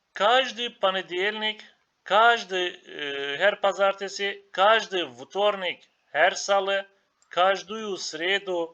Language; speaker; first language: Russian; non-native, learner; Turkish